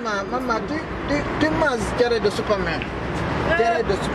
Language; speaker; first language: French; non-native, learner; Wolof